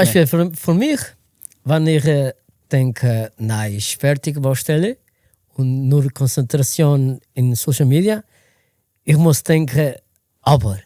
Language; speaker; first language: German; non-native, learner; Portuguese